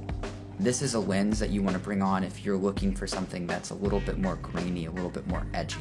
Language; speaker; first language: English; native; English